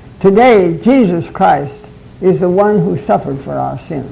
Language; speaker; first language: English; early bilingual, other home language; Chinese